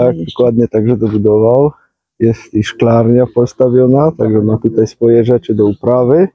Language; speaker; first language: Polish; native; Polish